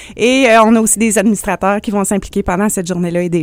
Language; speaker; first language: French; native; French